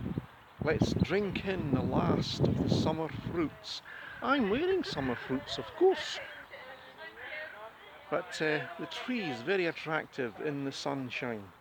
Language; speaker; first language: English; native; English